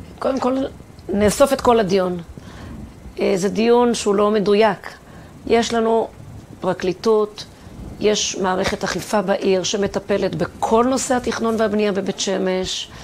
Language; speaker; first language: Hebrew; native; Hebrew